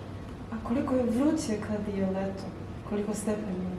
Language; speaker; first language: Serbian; non-native, fluent; Chinese